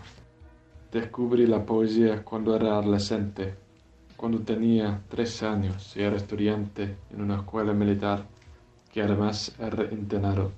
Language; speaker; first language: Spanish; non-native, fluent; English